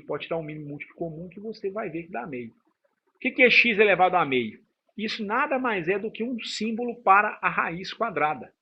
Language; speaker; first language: Portuguese; native; Portuguese